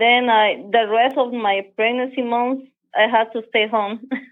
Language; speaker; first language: English; non-native, learner; Spanish